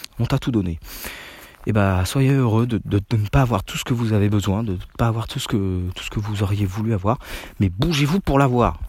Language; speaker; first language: French; native; French